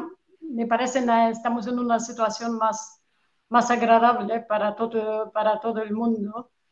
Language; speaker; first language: Spanish; non-native, fluent; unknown